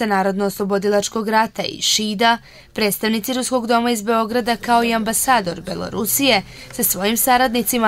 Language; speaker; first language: Serbian; native; Serbian